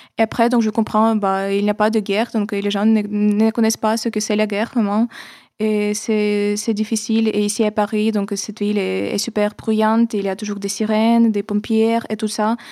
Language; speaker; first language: French; non-native, fluent; Ukrainian